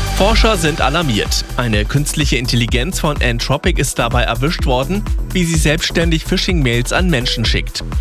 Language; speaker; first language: German; native; German